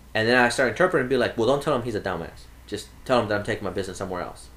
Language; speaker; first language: English; early bilingual, other home language; Spanish